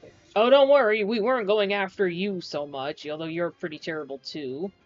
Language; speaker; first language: English; native; English